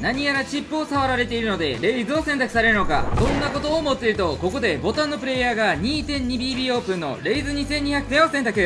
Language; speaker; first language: Japanese; native; Japanese